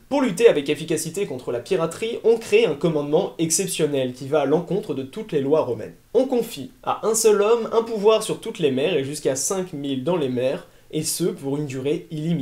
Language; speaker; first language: French; native; French